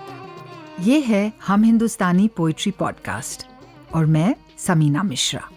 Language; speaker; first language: Hindi; native; Hindi